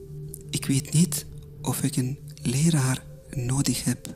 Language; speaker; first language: Dutch; non-native, fluent; Persian